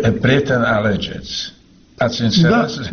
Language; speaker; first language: Romanian; non-native, learner; Slovak